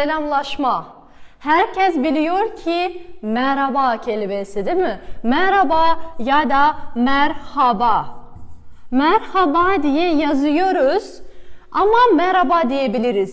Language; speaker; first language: Turkish; non-native, fluent; Kazakh